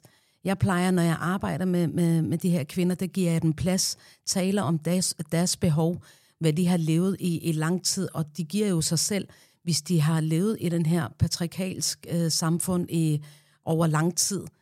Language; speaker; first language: Danish; non-native, fluent; Arabic